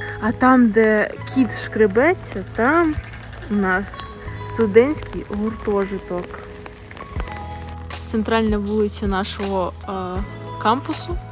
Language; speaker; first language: Ukrainian; native; Ukrainian